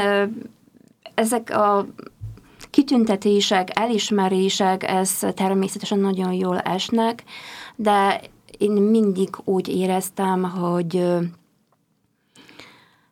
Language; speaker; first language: Hungarian; non-native, fluent; Polish